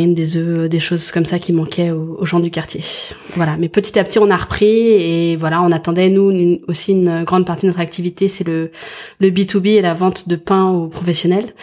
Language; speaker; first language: French; early bilingual, other home language; English